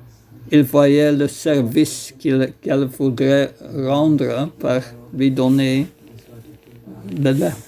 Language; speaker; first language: French; non-native, fluent; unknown